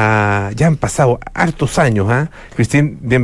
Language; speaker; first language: Spanish; native; Spanish